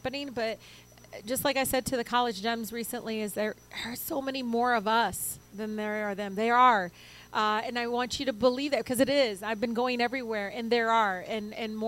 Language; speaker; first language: English; early bilingual, other home language; Arabic